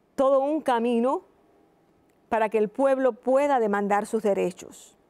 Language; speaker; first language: Spanish; native; Spanish